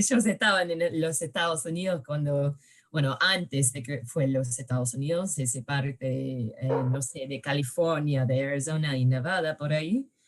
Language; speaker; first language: Spanish; early bilingual, heritage; Spanish